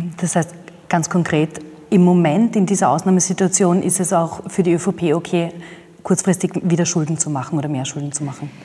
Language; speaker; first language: German; native; German